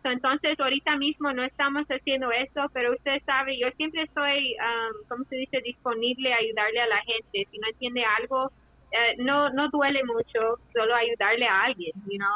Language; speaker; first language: Spanish; early bilingual, heritage; Spanish